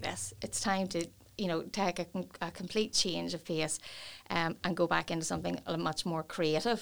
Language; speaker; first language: English; native; English